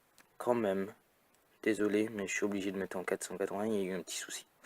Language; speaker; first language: French; native; French